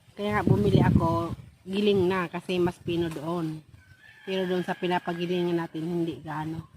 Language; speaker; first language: Filipino; non-native, local second language; Bikol